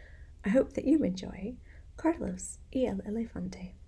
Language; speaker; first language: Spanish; non-native, fluent; English